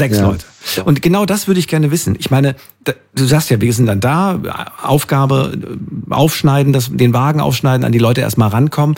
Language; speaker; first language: German; native; German